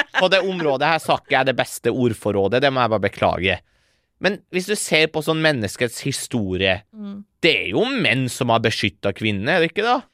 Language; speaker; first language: Norwegian; early bilingual, other home language; Persian